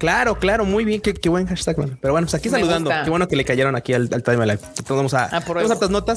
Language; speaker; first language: Spanish; native; Spanish